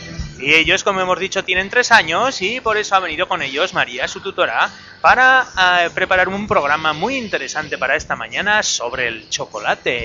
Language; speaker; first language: Spanish; native; Spanish